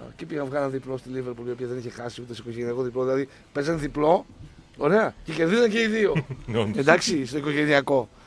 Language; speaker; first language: Greek; native; Greek